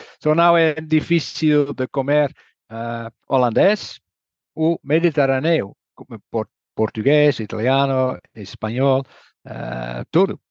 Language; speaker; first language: Portuguese; non-native, learner; Dutch